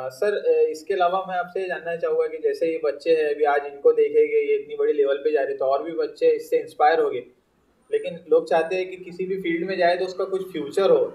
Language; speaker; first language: Hindi; non-native, local second language; Urdu